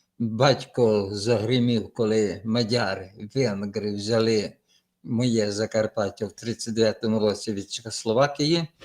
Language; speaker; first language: Ukrainian; native; Ukrainian